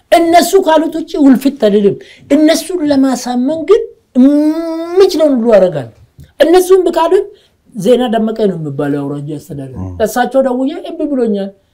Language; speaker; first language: Amharic; non-native, local second language; Oromo